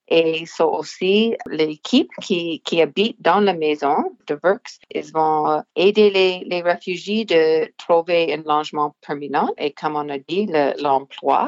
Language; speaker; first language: French; non-native, local second language; English